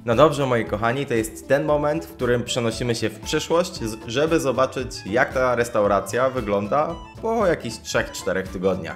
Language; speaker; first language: Polish; native; Polish